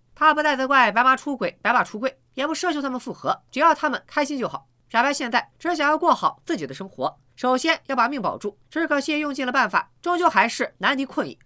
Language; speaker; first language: Chinese; native; Chinese